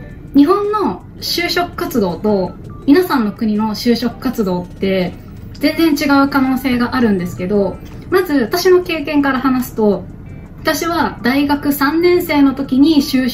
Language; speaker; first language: Japanese; native; Japanese